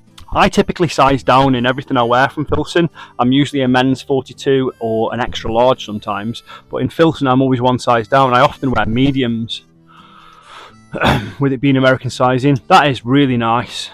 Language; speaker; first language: English; native; English